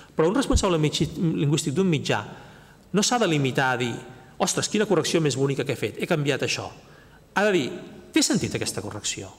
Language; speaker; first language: Catalan; native; Catalan